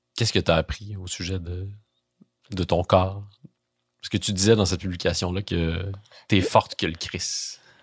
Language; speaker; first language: French; native; French